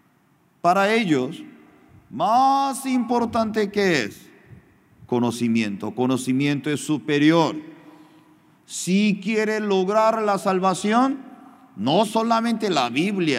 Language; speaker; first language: Spanish; non-native, fluent; Korean